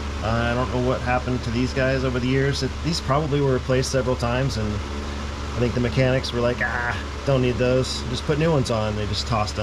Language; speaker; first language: English; native; English